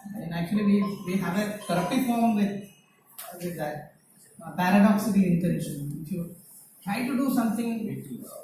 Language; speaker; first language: English; non-native, local second language; Malayalam